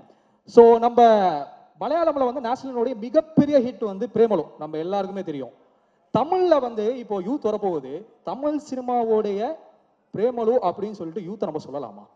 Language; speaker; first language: Tamil; native; Tamil